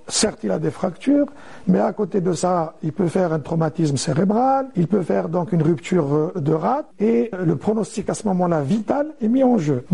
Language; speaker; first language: French; non-native, local second language; Arabic